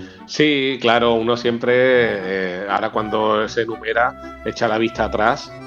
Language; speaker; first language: Spanish; native; Spanish